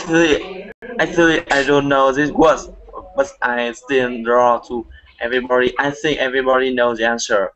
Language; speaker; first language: English; non-native, learner; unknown